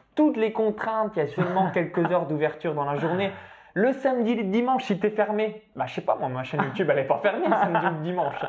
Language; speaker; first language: French; native; French